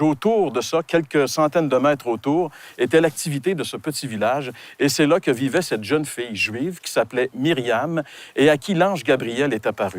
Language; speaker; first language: French; native; French